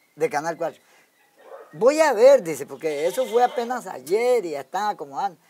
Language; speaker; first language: Spanish; native; Spanish